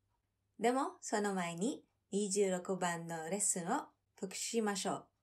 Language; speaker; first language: Japanese; non-native, fluent; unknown